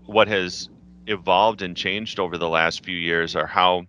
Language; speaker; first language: English; native; English